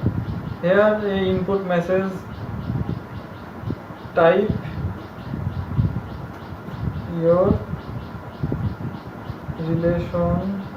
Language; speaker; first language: English; non-native, local second language; Bangla